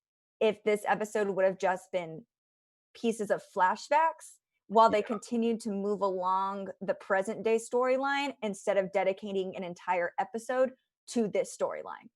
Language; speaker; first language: English; native; English